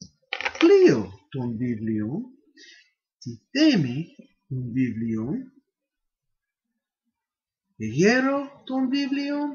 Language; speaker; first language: Greek; non-native, fluent; English